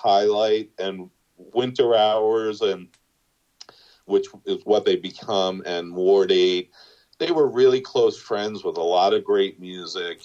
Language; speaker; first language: English; native; English